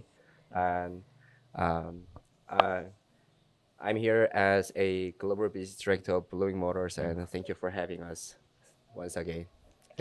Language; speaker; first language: English; non-native, fluent; Korean